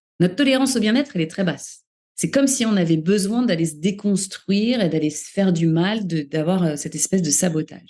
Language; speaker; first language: French; native; French